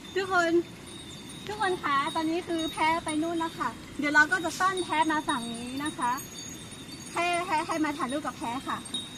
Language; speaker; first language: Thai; non-native, local second language; Karen languages